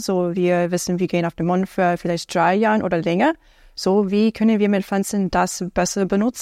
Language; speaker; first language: German; non-native, learner; English